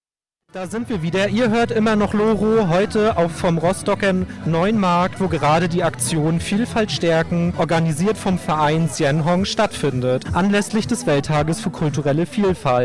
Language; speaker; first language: German; native; German